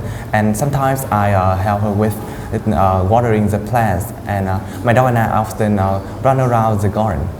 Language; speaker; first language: English; non-native, fluent; Vietnamese